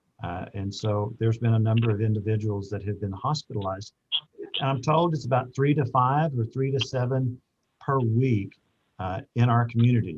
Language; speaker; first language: English; native; English